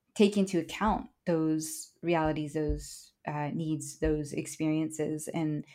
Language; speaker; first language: English; early bilingual, other home language; Spanish